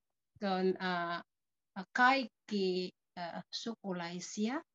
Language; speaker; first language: Finnish; non-native, learner; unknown